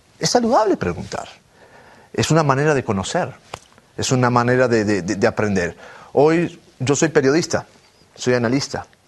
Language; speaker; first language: Spanish; native; Spanish